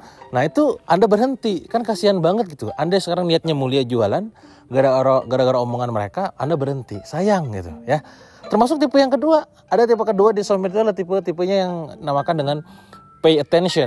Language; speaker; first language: Indonesian; native; Indonesian